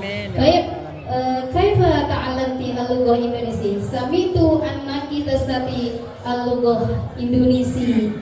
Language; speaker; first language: Arabic; non-native, learner; Indonesian